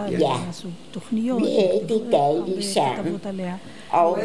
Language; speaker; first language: Danish; early bilingual, other home language; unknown